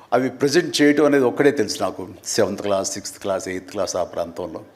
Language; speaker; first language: Telugu; native; Telugu